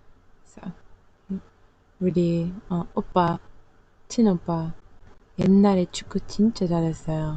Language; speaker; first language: Korean; non-native, learner; English